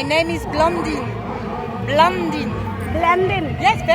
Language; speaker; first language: English; non-native, learner; French